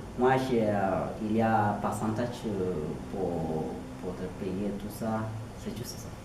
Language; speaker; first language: French; non-native, learner; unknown